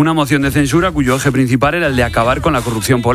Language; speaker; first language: Spanish; native; Spanish